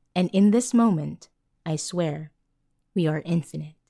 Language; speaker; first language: English; non-native, local second language; Filipino